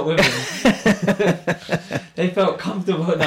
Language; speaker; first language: English; native; English